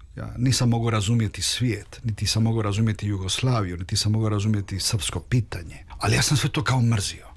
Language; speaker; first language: Serbian; early bilingual, heritage; Croatian